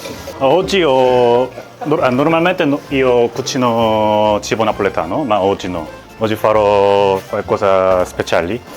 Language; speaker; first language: Italian; non-native, learner; Korean